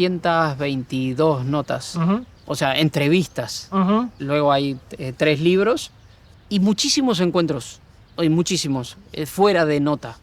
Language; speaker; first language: Spanish; native; Spanish